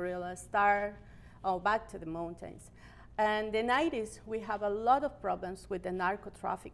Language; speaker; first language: English; non-native, learner; Spanish